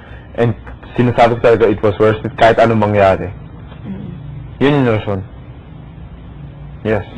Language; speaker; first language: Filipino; early bilingual, heritage; Filipino